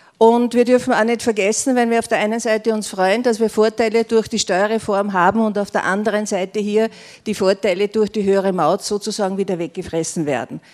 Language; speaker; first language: German; native; German